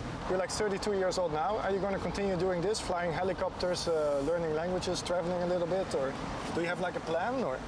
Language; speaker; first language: English; non-native, fluent; Dutch